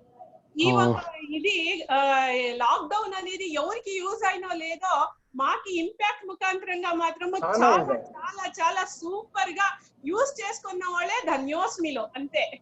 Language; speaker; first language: Telugu; non-native, local second language; Kannada